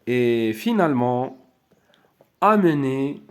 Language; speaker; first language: French; non-native, local second language; Arabic